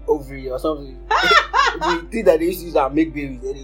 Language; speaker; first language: English; non-native, local second language; Yoruba